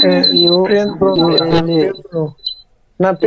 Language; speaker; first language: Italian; non-native, learner; Bangla